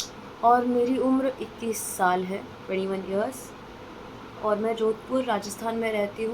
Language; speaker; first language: Hindi; native; Hindi